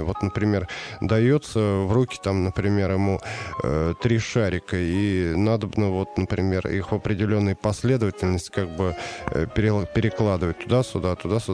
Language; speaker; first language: Russian; native; Russian